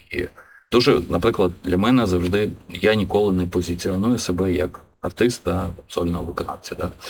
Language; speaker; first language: Ukrainian; non-native, local second language; Russian